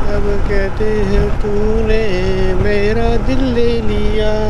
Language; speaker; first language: Hindi; non-native, local second language; Marathi